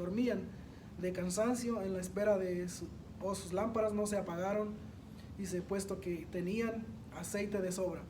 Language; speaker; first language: Spanish; native; Spanish